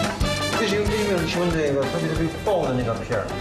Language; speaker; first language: Chinese; non-native, learner; English